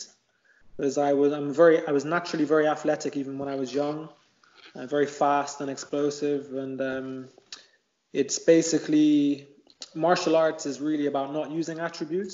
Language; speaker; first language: English; native; English